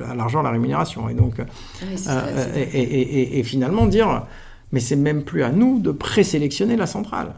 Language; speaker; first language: French; native; French